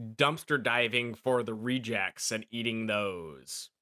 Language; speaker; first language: English; native; English